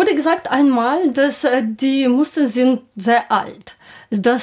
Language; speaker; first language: German; non-native, learner; Ukrainian